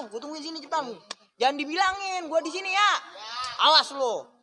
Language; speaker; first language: Indonesian; native; Indonesian